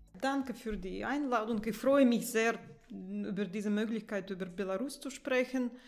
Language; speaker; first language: German; non-native, fluent; Russian